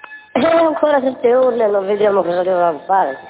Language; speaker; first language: Italian; non-native, learner; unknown